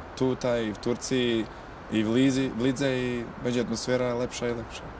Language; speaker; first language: Polish; non-native, learner; Croatian